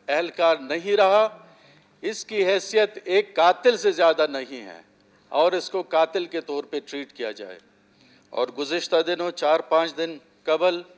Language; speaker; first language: Urdu; non-native, local second language; Baluchi